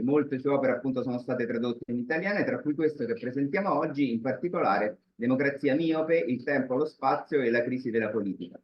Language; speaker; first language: Italian; native; Italian